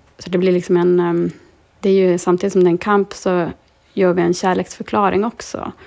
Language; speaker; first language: Swedish; native; Swedish